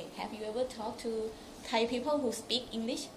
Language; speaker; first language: English; non-native, local second language; Thai